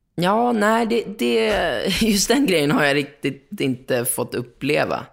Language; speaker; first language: Swedish; native; Swedish